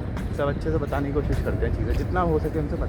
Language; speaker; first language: Hindi; native; Hindi